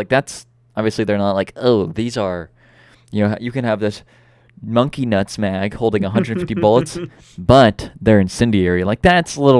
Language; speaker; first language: English; native; English